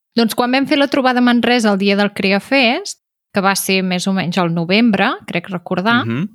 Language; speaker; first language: Catalan; native; Catalan